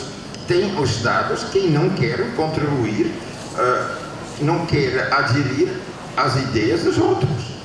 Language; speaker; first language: Portuguese; non-native, fluent; Dutch